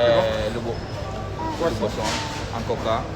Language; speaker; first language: French; non-native, learner; Filipino